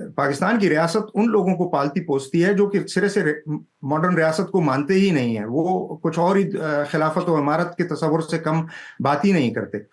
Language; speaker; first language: Urdu; non-native, local second language; Pashto